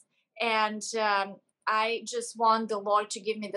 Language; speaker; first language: English; non-native, fluent; Bulgarian